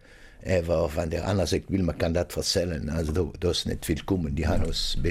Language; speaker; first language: German; native; German